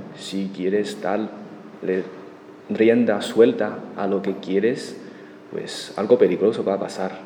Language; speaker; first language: Spanish; non-native, fluent; Chinese